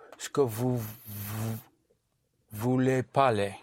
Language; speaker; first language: French; non-native, learner; English